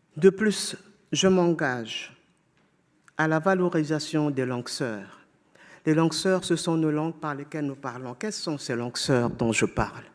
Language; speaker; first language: French; non-native, fluent; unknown